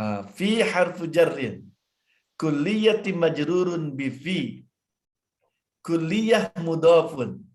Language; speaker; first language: Arabic; non-native, fluent; Indonesian